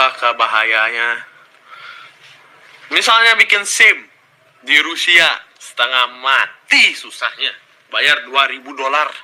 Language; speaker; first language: Indonesian; early bilingual, other home language; Russian